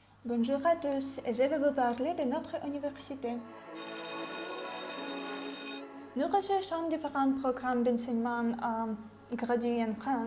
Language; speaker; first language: French; non-native, learner; Ukrainian